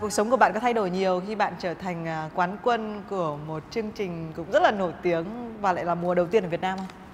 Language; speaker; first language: Vietnamese; native; Vietnamese